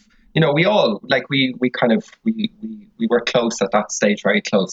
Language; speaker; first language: English; native; English